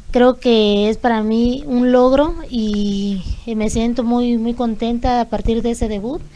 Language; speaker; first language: Spanish; native; Spanish